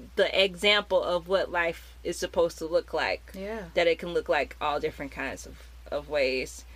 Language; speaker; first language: English; native; English